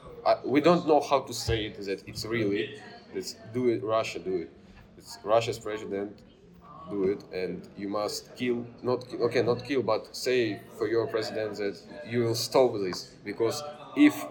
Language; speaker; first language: English; non-native, learner; Ukrainian